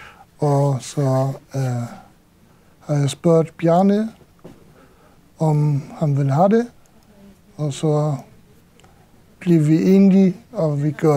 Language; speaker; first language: Danish; non-native, learner; German